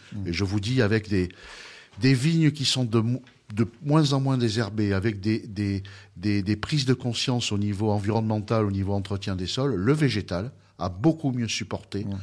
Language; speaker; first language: French; native; French